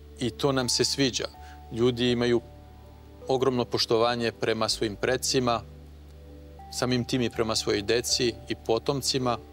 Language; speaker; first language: Croatian; non-native, fluent; French